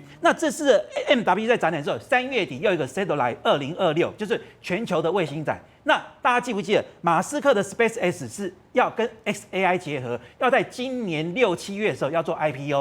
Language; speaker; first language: Chinese; native; Chinese